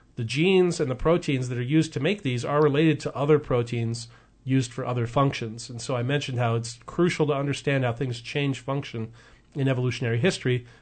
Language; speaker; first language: English; native; English